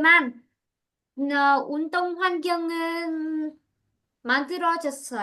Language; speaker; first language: Korean; non-native, learner; Vietnamese